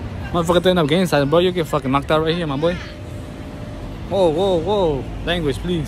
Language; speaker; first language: English; early bilingual, other home language; Spanish